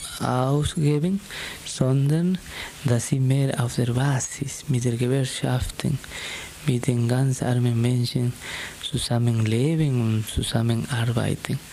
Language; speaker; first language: German; non-native, fluent; Spanish